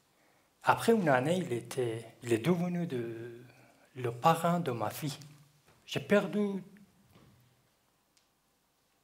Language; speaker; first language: French; non-native, learner; Kurdish